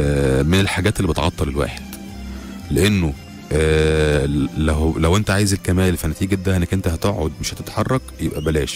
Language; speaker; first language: Arabic; native; Arabic